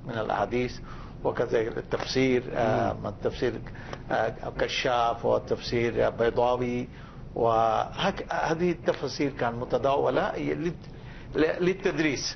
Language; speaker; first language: Arabic; non-native, fluent; Bangla